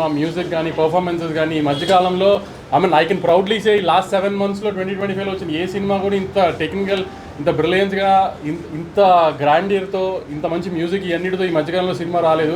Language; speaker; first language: Telugu; native; Telugu